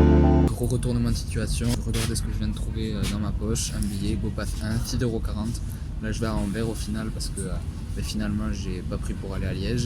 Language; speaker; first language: French; native; French